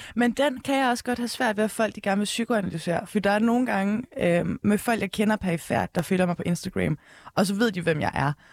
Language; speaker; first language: Danish; native; Danish